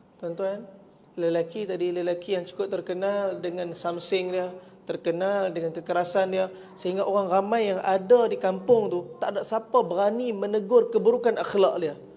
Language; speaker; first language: Malay; native; Malay